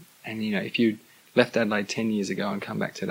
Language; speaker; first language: English; native; English